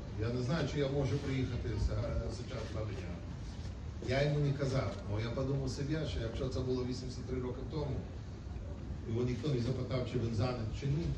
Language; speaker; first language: Ukrainian; non-native, learner; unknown